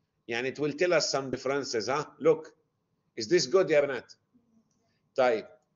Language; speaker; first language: English; non-native, fluent; Arabic